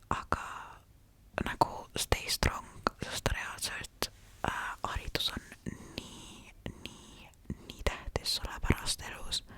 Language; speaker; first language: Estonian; native; Estonian